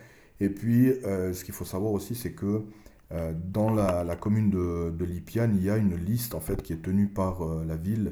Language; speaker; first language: French; early bilingual, other home language; Albanian